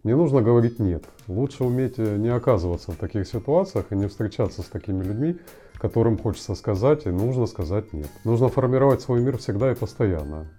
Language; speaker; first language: Russian; native; Russian